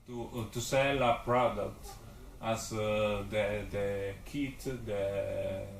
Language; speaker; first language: English; non-native, learner; Italian